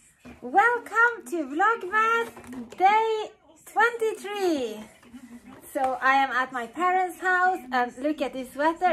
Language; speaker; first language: English; non-native, fluent; Norwegian